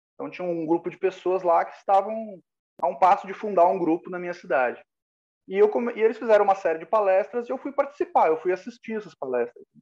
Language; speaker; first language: Portuguese; native; Portuguese